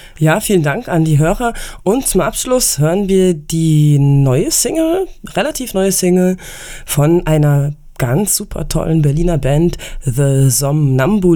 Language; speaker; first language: German; native; German